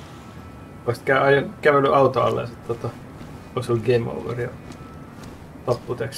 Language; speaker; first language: Finnish; native; Finnish